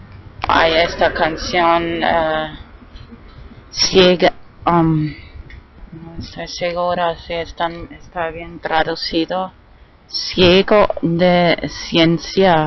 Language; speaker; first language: Spanish; non-native, fluent; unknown